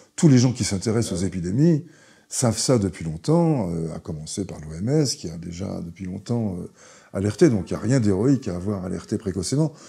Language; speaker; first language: French; early bilingual, other home language; Hebrew